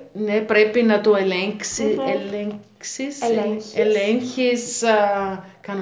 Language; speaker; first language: Greek; non-native, learner; German